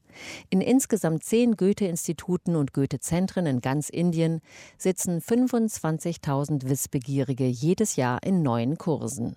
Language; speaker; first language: German; native; German